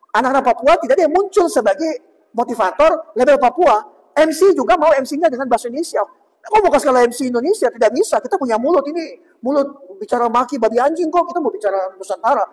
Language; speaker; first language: Indonesian; native; Indonesian